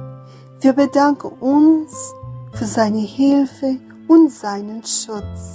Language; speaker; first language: German; non-native, fluent; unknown